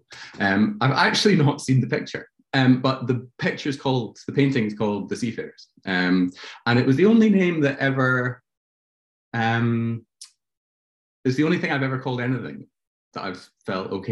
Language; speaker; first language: English; native; English